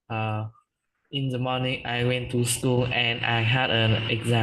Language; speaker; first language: English; non-native, learner; Vietnamese